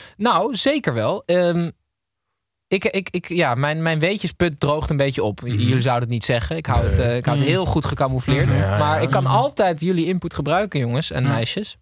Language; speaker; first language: Dutch; native; Dutch